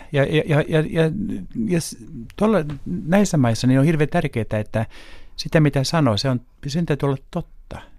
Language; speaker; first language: Finnish; non-native, local second language; Swedish